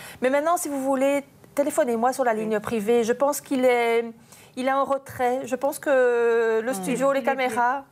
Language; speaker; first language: French; native; French